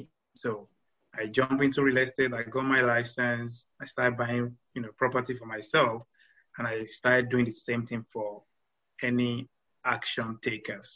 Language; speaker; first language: English; non-native, local second language; Yoruba